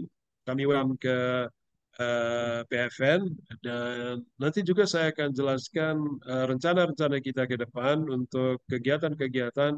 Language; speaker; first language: Indonesian; native; Indonesian